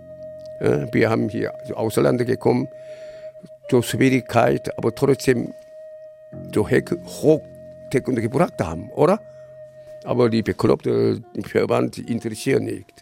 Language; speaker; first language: German; non-native, learner; Korean